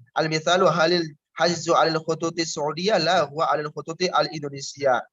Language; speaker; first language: Arabic; non-native, fluent; Indonesian